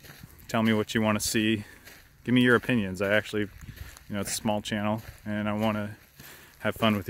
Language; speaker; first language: English; native; English